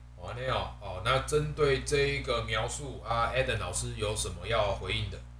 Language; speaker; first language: Chinese; native; Chinese